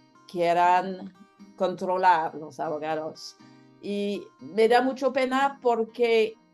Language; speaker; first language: Spanish; non-native, learner; French